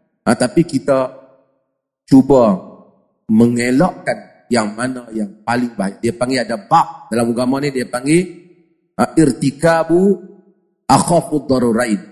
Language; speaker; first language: Malay; native; Malay